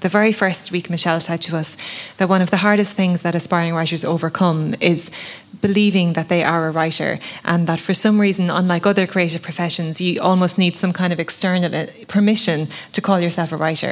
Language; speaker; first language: English; native; English